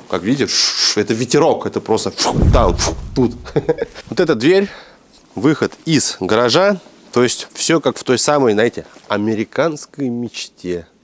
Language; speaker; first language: Russian; native; Russian